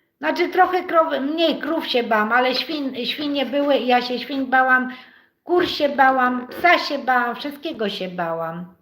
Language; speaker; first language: Polish; native; Polish